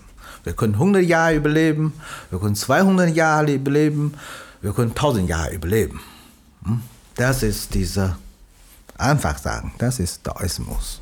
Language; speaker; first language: German; non-native, learner; Chinese